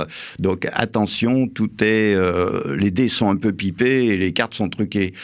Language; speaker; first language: French; native; French